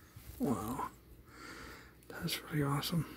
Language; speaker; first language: English; native; English